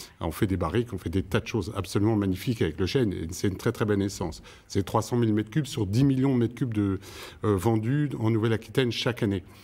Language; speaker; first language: French; native; French